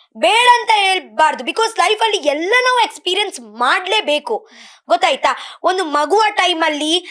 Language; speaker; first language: Kannada; non-native, local second language; Tulu